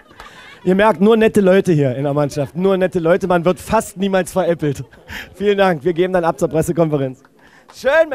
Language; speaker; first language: German; native; German